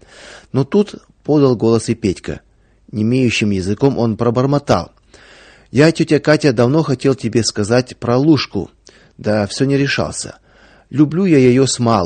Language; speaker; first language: Russian; native; Russian